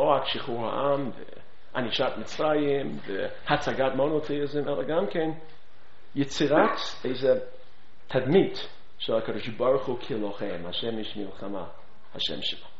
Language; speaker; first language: Hebrew; non-native, fluent; English